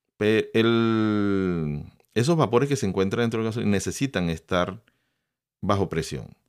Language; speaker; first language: Spanish; native; Spanish